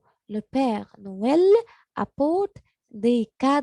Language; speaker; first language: French; non-native, learner; Arabic